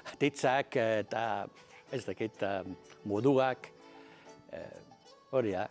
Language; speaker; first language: Basque; non-native, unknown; English